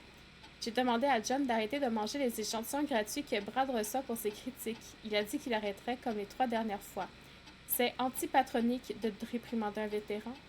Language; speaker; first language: French; native; French